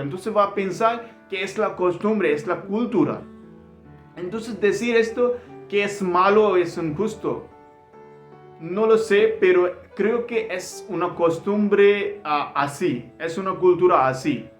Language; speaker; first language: Spanish; non-native, learner; Hindi